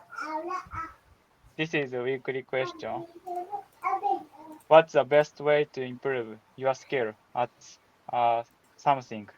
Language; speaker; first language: English; non-native, learner; Japanese